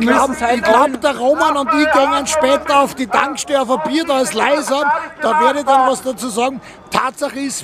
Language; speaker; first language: German; native; German